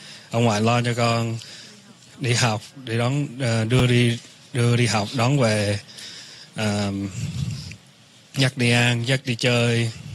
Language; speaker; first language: Vietnamese; early bilingual, heritage; Vietnamese